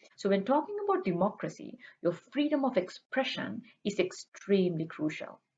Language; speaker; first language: English; non-native, local second language; Sinhala